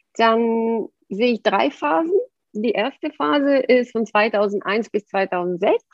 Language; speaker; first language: German; non-native, fluent; Bulgarian